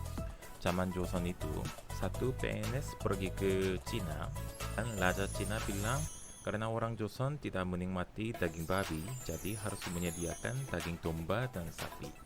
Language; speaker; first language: Indonesian; non-native, fluent; Korean